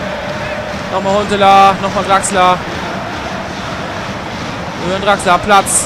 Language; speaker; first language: German; native; German